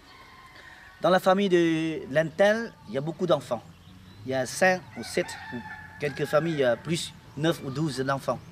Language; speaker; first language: French; non-native, learner; Lao